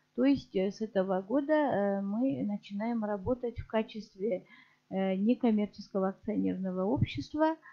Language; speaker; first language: Russian; non-native, local second language; Kazakh